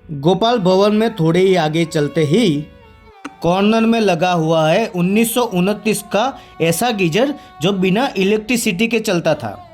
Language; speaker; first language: Hindi; non-native, local second language; Gujarati